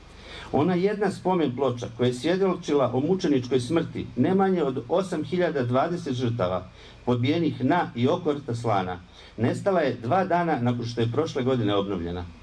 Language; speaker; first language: Croatian; native; Croatian